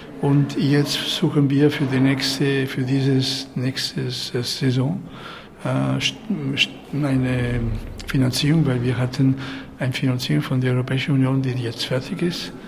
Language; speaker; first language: German; non-native, fluent; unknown